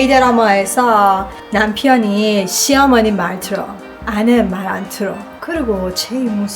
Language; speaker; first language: Korean; non-native, learner; Persian